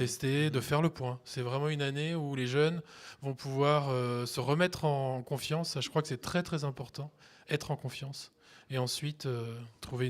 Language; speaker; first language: French; native; French